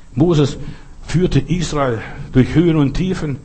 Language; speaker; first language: German; non-native, fluent; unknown